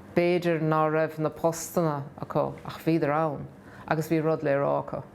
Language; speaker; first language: Irish; native; Irish